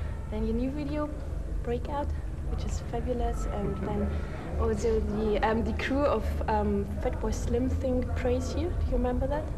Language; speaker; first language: English; non-native, fluent; German